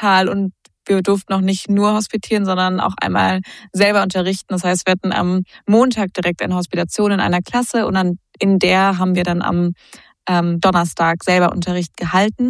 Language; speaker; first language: German; native; German